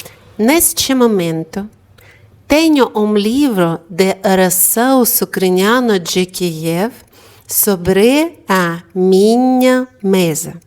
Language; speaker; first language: Portuguese; non-native, fluent; Ukrainian